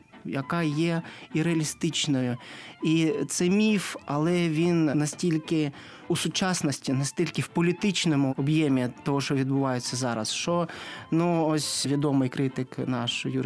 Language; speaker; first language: Ukrainian; non-native, local second language; Russian